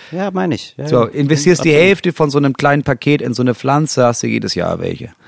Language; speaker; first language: German; native; German